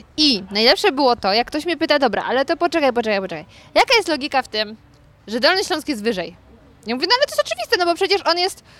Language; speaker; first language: Polish; native; Polish